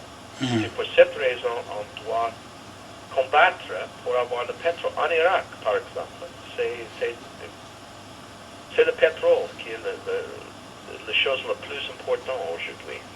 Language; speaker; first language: French; non-native, fluent; English